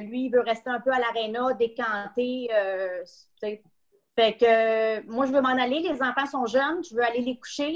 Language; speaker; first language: French; native; French